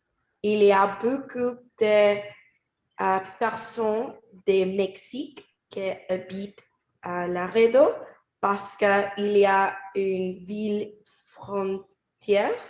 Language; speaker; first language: French; non-native, learner; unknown